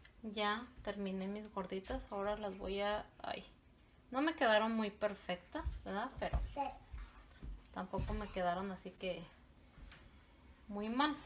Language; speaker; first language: Spanish; native; Spanish